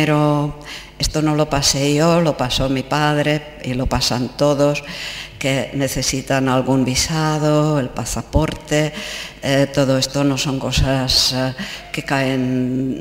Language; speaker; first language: Spanish; non-native, fluent; Czech